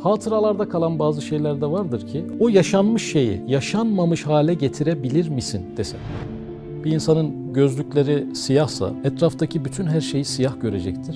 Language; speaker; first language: Turkish; native; Turkish